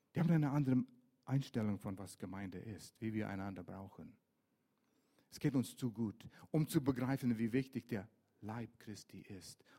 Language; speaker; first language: German; non-native, fluent; English